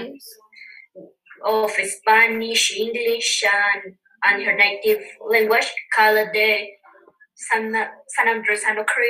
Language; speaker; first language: English; non-native, learner; Spanish